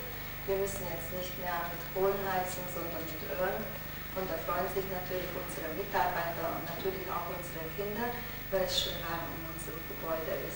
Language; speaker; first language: German; non-native, local second language; Hungarian